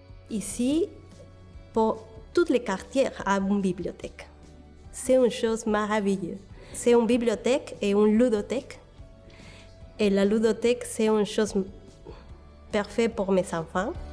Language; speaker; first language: French; non-native, learner; Spanish